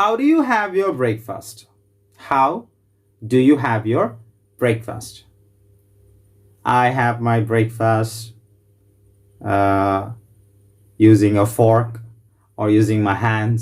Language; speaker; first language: English; non-native, local second language; Malayalam